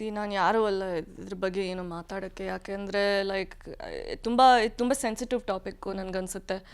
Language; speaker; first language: Kannada; early bilingual, heritage; Kannada